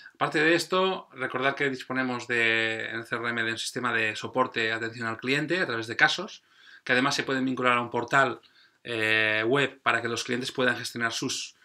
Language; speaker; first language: Spanish; native; Spanish